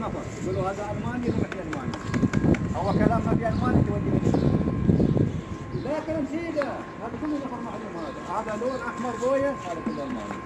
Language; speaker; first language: Arabic; non-native, learner; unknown